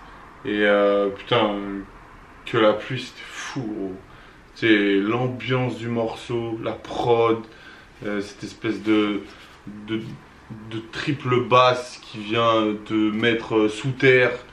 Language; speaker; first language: French; native; French